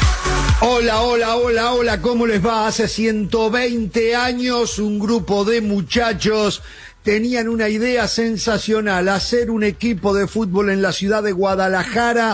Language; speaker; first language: Spanish; native; Spanish